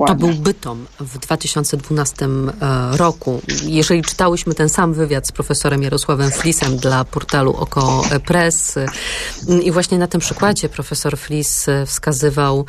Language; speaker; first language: Polish; native; Polish